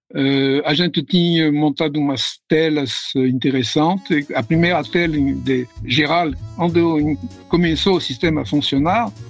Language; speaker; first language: Portuguese; non-native, fluent; French